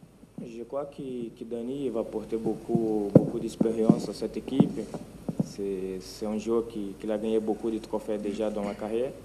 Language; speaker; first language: French; non-native, fluent; Portuguese